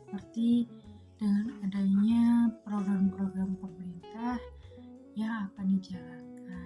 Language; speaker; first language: Indonesian; native; Indonesian